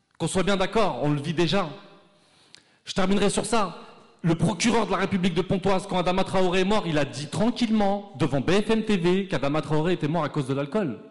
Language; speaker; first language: French; native; French